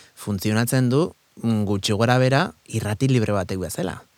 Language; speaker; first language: Basque; native; Basque